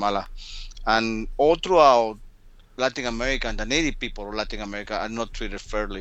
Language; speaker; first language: English; early bilingual, other home language; Spanish